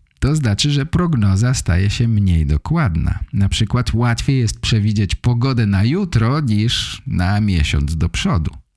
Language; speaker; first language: Polish; native; Polish